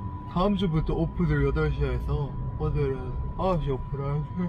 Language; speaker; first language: Korean; native; Korean